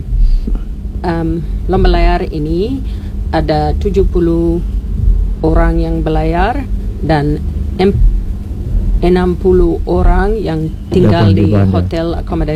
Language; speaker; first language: Indonesian; non-native, learner; English